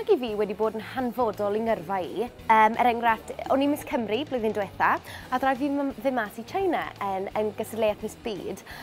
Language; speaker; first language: Welsh; non-native, local second language; English